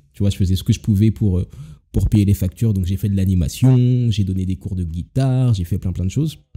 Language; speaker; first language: French; native; French